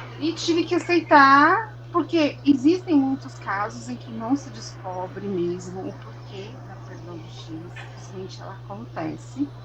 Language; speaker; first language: Portuguese; native; Portuguese